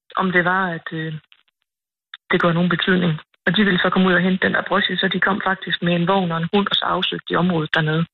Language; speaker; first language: Danish; native; Danish